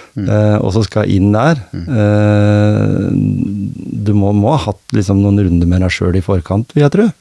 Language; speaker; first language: Norwegian; native; Norwegian